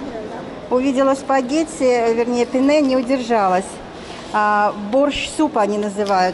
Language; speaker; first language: Russian; native; Russian